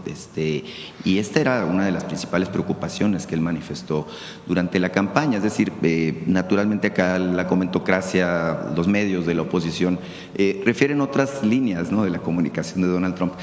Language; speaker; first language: Spanish; native; Spanish